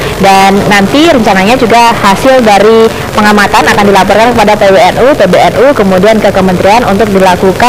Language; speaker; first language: Indonesian; native; Indonesian